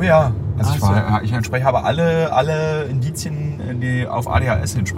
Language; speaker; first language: German; native; German